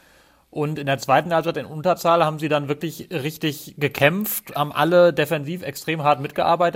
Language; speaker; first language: German; native; German